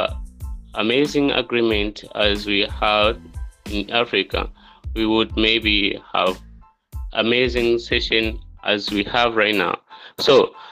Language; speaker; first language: English; non-native, local second language; Swahili